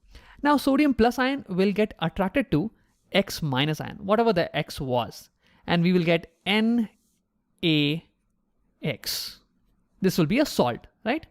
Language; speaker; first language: English; non-native, local second language; Hindi